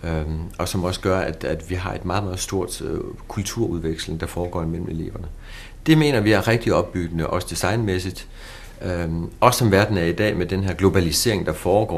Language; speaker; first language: Danish; native; Danish